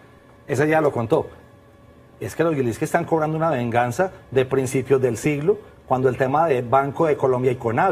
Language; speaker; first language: Spanish; native; Spanish